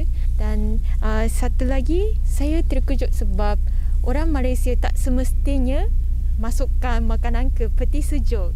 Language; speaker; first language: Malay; non-native, fluent; Japanese